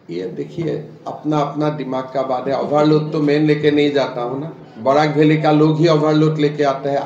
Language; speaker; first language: Hindi; non-native, local second language; Assamese